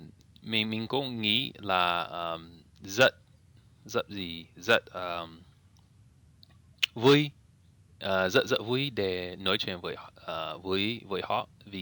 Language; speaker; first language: Vietnamese; non-native, learner; English